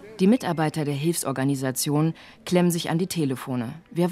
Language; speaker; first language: German; native; German